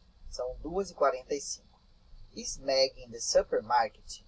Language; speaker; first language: English; non-native, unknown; Portuguese